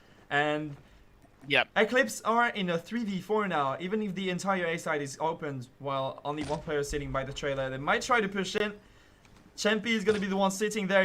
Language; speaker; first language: English; non-native, fluent; French